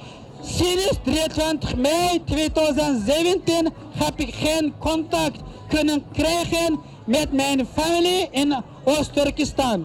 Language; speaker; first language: Dutch; non-native, learner; Uyghur